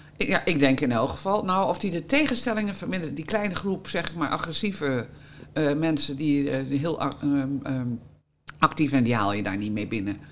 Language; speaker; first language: Dutch; native; Dutch